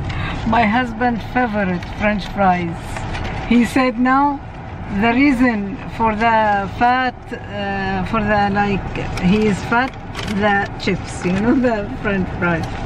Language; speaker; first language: English; non-native, learner; Arabic